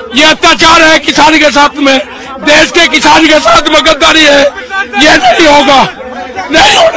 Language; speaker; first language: Hindi; native; Hindi